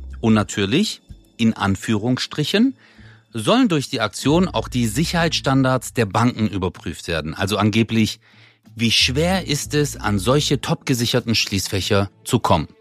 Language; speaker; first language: German; early bilingual, other home language; Turkish